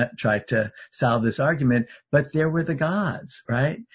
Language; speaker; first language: English; native; English